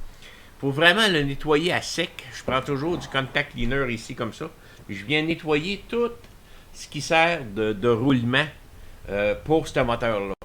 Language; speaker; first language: French; native; French